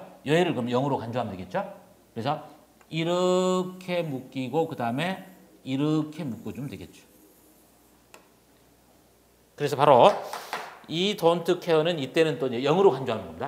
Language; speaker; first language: Korean; native; Korean